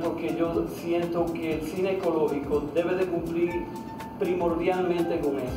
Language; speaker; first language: Spanish; native; Spanish